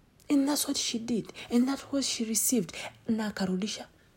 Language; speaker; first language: English; non-native, local second language; Swahili